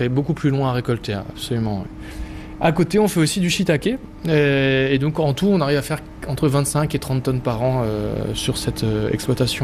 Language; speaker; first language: French; native; French